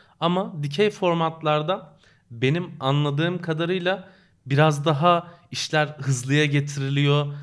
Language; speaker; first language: Turkish; native; Turkish